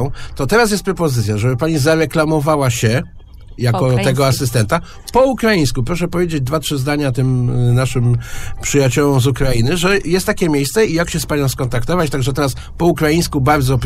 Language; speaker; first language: Polish; native; Polish